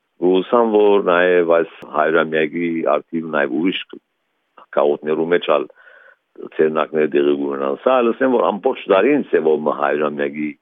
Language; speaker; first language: Armenian; early bilingual, heritage; Armenian